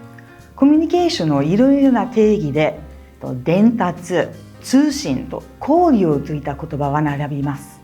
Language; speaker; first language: Japanese; non-native, fluent; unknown